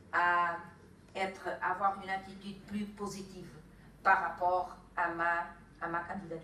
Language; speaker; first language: French; non-native, fluent; Kabuverdianu